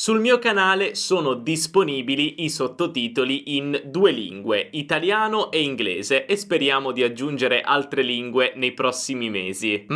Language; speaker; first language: Italian; native; Italian